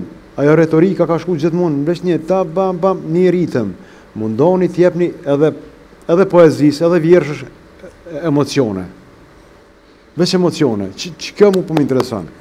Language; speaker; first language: Albanian; native; Albanian